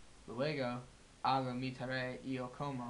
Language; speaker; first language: Spanish; non-native, learner; English